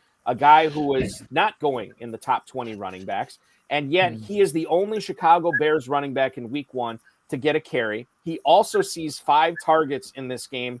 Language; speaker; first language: English; native; English